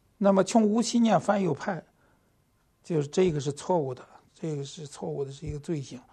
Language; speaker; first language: Chinese; native; Chinese